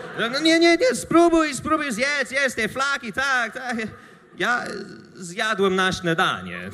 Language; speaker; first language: Polish; non-native, learner; English